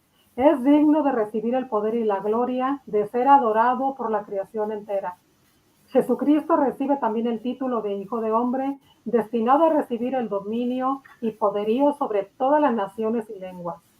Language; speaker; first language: Spanish; native; Spanish